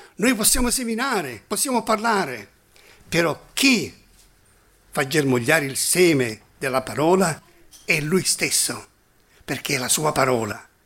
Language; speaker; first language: Italian; non-native, fluent; German